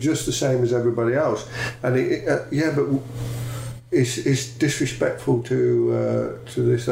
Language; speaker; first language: English; native; English